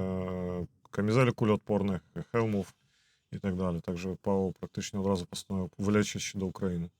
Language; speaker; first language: Polish; non-native, fluent; Belarusian